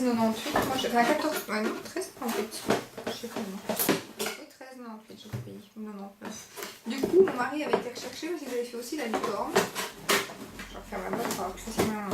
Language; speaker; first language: French; native; French